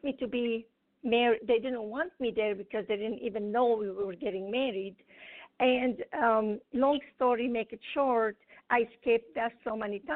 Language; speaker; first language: English; non-native, fluent; Arabic